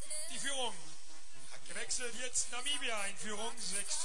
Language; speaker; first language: German; native; German